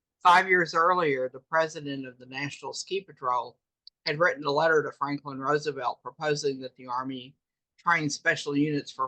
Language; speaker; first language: English; native; English